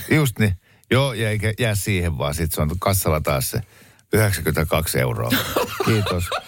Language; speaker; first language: Finnish; native; Finnish